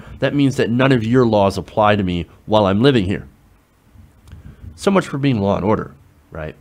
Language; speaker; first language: English; native; English